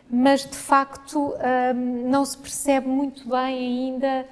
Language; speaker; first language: Portuguese; native; Portuguese